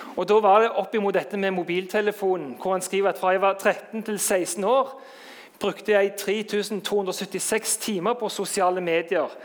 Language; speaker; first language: Norwegian; native; Norwegian